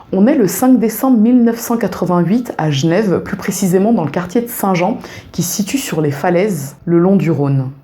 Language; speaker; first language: French; native; French